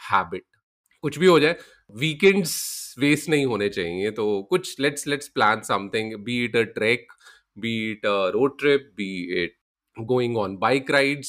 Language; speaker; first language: English; non-native, local second language; Hindi